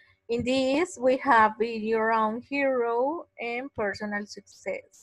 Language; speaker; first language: English; non-native, fluent; Spanish